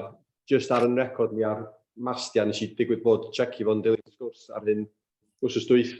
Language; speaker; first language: Welsh; native; Welsh